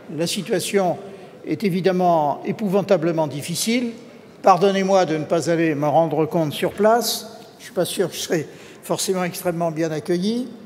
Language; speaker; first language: French; native; French